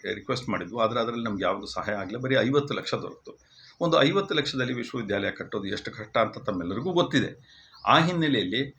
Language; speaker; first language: Kannada; native; Kannada